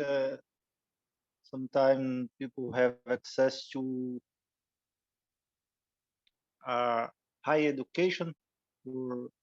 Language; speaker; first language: English; non-native, learner; Portuguese